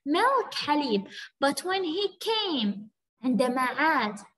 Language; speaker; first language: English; non-native, fluent; Arabic